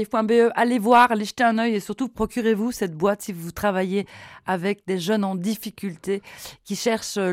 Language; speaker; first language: French; native; French